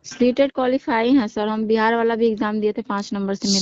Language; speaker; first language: Hindi; native; Hindi